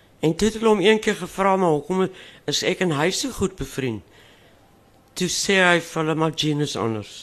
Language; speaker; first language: Afrikaans; native; Afrikaans